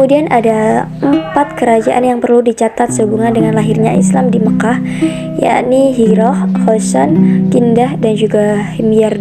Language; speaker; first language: Indonesian; native; Indonesian